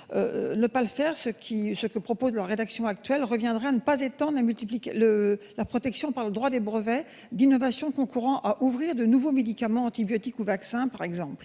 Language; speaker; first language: French; native; French